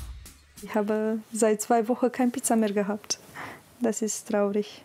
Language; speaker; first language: German; non-native, learner; Romanian